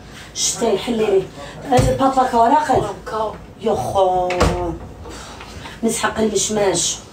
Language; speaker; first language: Arabic; native; Arabic